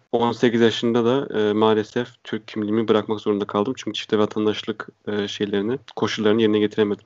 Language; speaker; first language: Turkish; native; Turkish